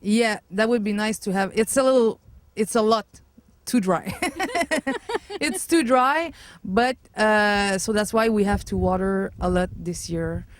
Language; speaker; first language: English; non-native, local second language; French